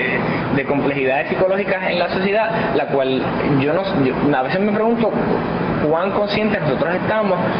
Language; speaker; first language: Spanish; native; Spanish